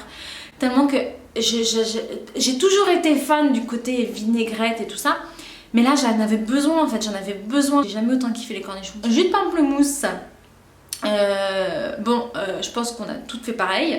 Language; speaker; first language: French; native; French